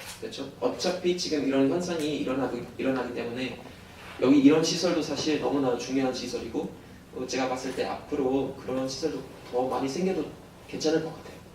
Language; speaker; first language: Korean; non-native, fluent; German